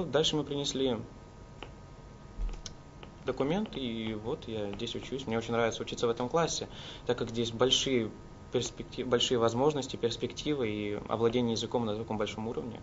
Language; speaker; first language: Russian; native; Russian